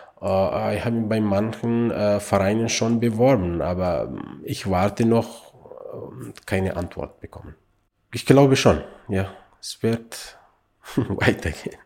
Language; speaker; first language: German; non-native, learner; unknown